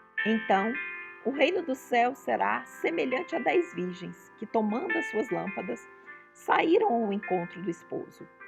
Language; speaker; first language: Portuguese; native; Portuguese